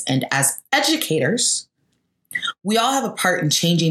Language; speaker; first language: English; native; English